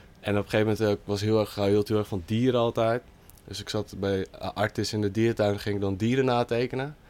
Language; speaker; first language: Dutch; native; Dutch